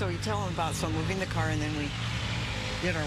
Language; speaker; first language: English; native; English